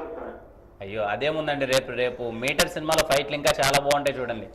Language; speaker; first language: Telugu; native; Telugu